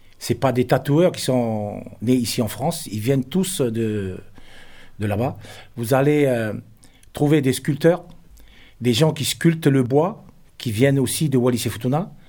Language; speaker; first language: French; non-native, local second language; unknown